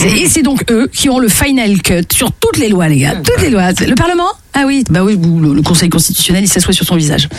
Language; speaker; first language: French; native; French